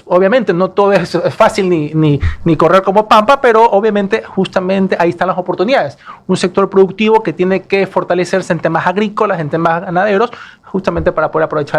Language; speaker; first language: Spanish; native; Spanish